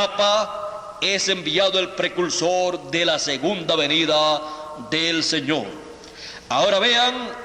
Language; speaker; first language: Spanish; native; Spanish